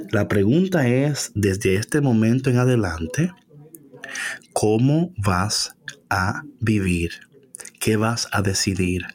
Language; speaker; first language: Spanish; early bilingual, heritage; Spanish